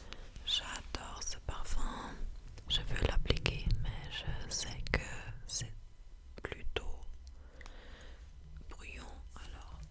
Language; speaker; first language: French; non-native, fluent; English